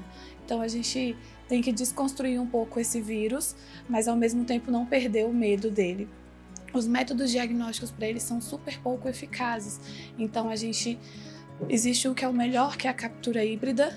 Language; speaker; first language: Portuguese; native; Portuguese